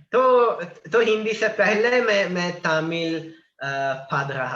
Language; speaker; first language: Hindi; non-native, learner; Italian